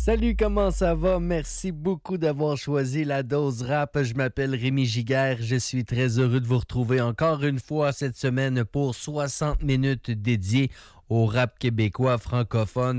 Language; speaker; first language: French; native; French